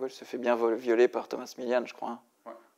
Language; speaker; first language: French; native; French